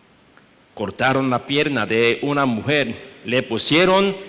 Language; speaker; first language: Spanish; non-native, learner; Korean